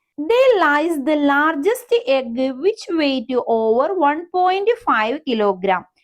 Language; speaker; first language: English; non-native, local second language; Malayalam